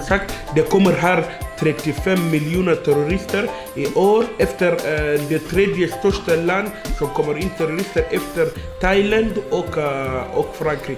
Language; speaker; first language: Swedish; non-native, fluent; Arabic